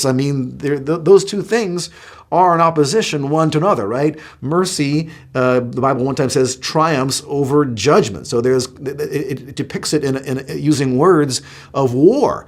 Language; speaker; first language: English; native; English